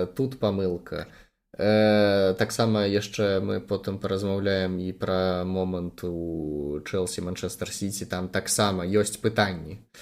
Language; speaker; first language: Belarusian; non-native, local second language; Russian